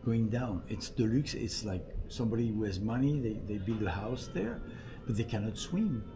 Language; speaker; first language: English; non-native, learner; French